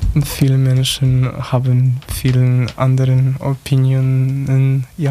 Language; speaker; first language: German; non-native, learner; Polish